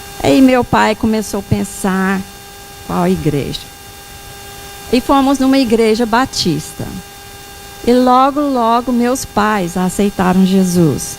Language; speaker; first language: Portuguese; non-native, fluent; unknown